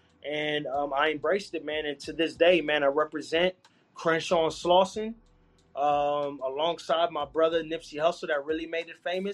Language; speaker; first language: English; native; English